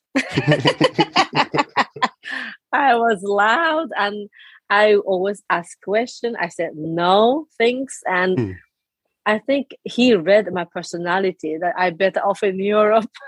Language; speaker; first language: English; non-native, fluent; Japanese